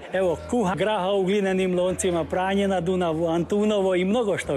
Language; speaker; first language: Croatian; early bilingual, heritage; Croatian